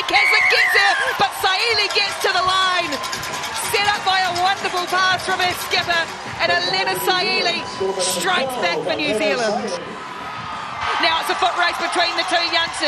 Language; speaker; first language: English; native; English